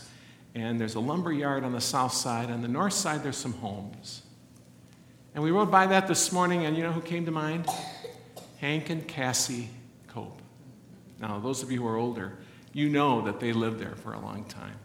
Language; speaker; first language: English; native; English